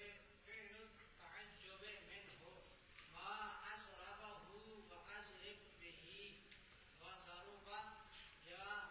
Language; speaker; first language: Arabic; non-native, learner; Punjabi